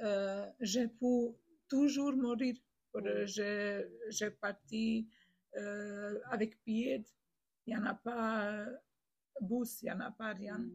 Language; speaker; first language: French; non-native, learner; Bosnian